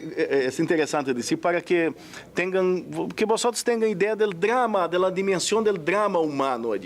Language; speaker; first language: Spanish; non-native, fluent; Portuguese